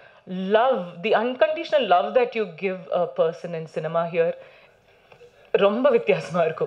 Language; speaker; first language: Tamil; non-native, learner; Malayalam